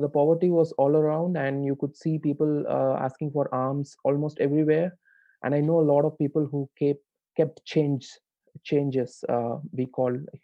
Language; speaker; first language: English; non-native, local second language; Tamil